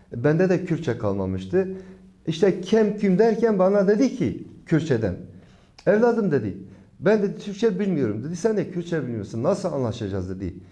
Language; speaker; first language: Turkish; non-native, local second language; Kurdish